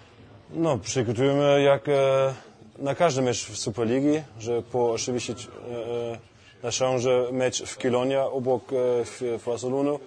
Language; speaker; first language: Polish; non-native, learner; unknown